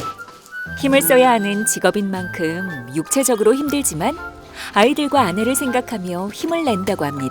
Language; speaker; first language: Korean; native; Korean